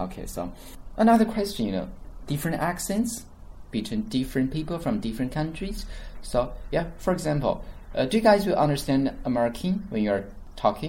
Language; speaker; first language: English; non-native, fluent; Chinese